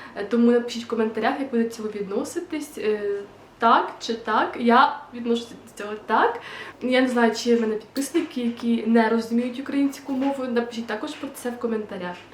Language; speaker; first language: Ukrainian; non-native, local second language; Russian